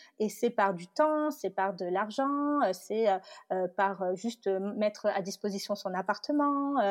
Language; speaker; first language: French; early bilingual, other home language; Tamil